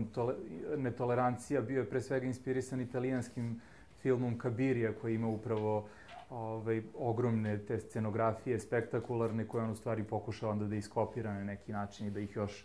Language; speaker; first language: Serbian; native; Serbian